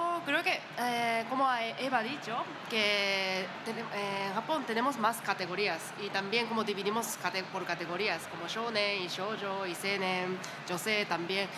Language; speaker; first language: Spanish; non-native, learner; Japanese